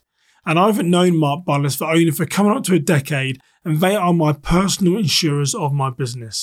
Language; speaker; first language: English; native; English